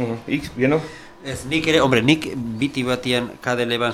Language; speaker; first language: Basque; native; Basque